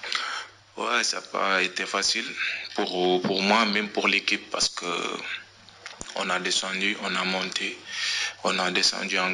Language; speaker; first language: French; non-native, local second language; Wolof